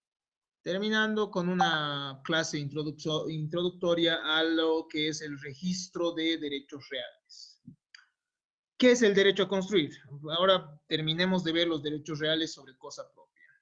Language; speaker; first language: Spanish; native; Spanish